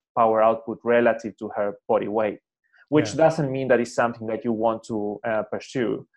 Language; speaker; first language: English; non-native, fluent; Spanish